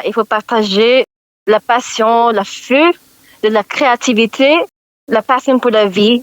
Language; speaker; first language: French; non-native, learner; English